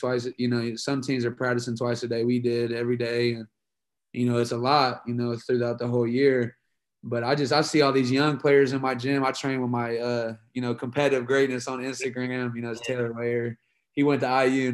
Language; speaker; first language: English; native; English